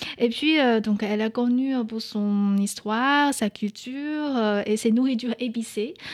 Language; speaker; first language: French; non-native, fluent; Chinese